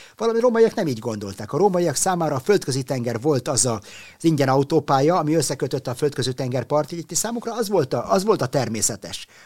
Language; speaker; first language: Hungarian; native; Hungarian